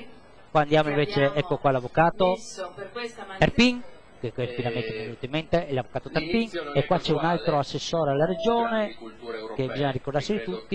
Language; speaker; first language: Italian; native; Italian